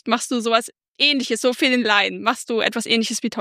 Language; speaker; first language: German; native; German